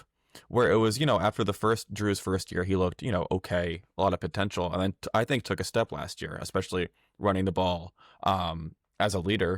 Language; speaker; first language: English; native; English